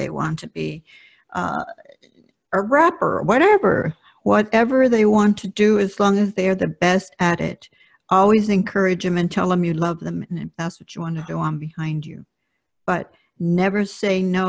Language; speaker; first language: English; early bilingual, other home language; Spanish